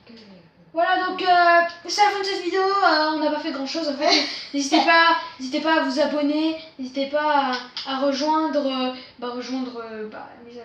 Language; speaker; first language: French; native; French